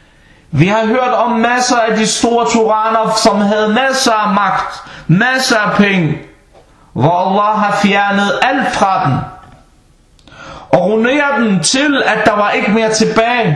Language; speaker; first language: Danish; non-native, fluent; Arabic